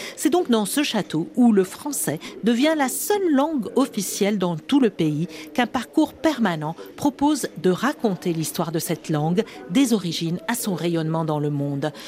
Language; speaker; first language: French; native; French